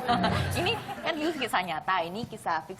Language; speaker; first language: Indonesian; native; Indonesian